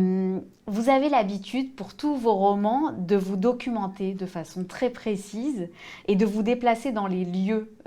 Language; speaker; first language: French; native; French